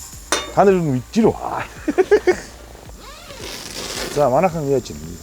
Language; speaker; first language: Mongolian; native; Mongolian